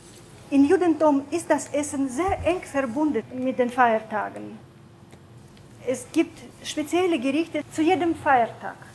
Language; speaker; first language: German; non-native, fluent; Russian